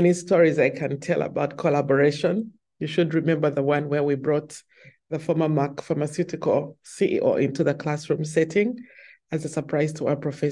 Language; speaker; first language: English; non-native, local second language; Ganda